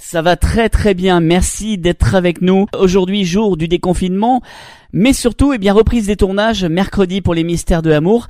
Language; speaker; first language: French; native; French